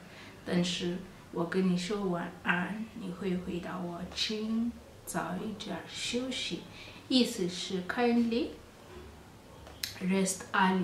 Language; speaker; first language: Chinese; non-native, fluent; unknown